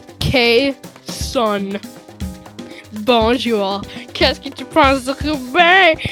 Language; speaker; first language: French; non-native, local second language; English